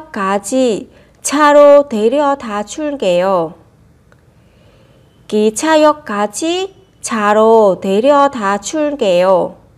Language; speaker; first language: Korean; non-native, fluent; Vietnamese